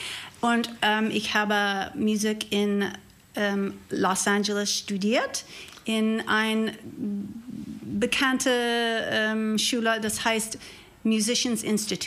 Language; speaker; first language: German; non-native, learner; English